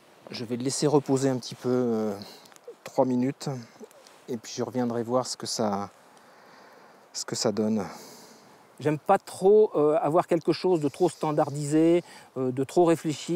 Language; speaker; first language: French; native; French